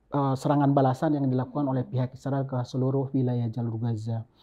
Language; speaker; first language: Indonesian; native; Indonesian